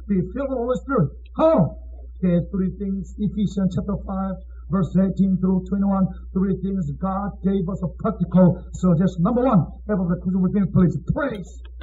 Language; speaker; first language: English; non-native, fluent; Korean